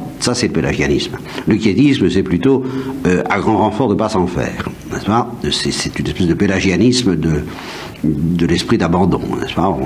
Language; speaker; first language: French; native; French